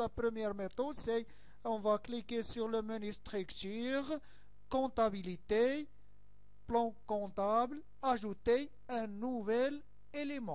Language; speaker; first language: French; non-native, local second language; Arabic